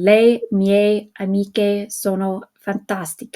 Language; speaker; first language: Italian; non-native, fluent; English